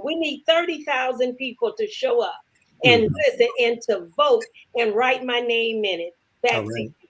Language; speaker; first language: English; native; English